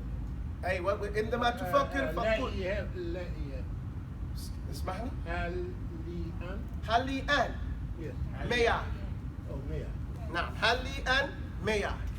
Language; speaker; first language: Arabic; non-native, fluent; English